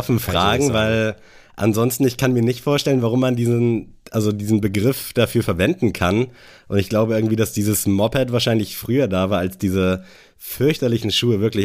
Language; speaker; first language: German; native; German